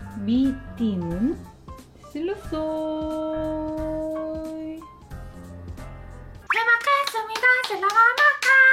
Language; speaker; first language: Indonesian; non-native, fluent; Korean